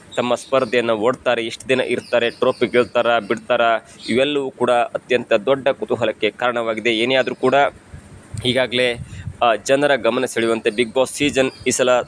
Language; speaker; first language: Kannada; native; Kannada